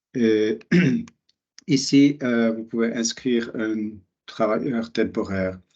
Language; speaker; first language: French; non-native, local second language; German